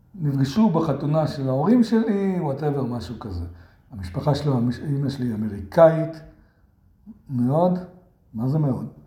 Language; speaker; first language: Hebrew; early bilingual, other home language; English